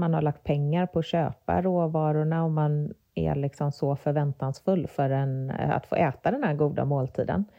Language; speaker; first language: Swedish; native; Swedish